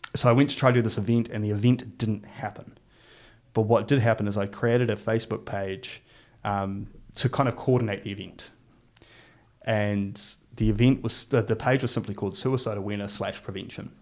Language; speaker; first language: English; native; English